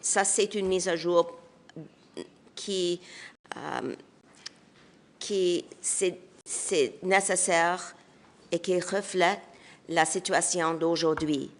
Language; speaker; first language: French; non-native, fluent; English